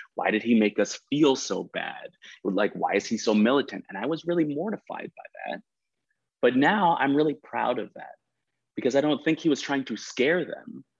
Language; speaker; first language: English; native; English